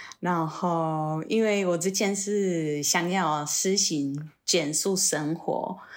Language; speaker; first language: Chinese; non-native, fluent; Polish